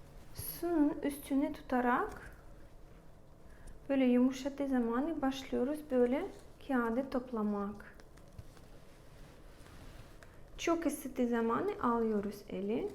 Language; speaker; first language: Turkish; non-native, learner; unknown